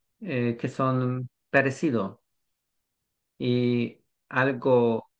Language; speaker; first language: Spanish; non-native, learner; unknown